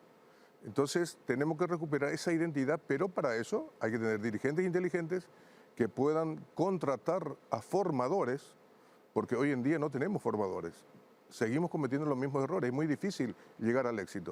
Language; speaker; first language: Spanish; native; Spanish